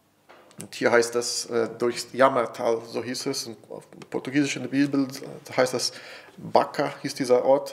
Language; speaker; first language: German; non-native, fluent; Portuguese